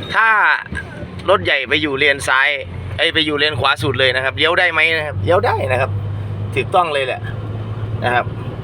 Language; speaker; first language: Thai; non-native, local second language; Northeastern Thai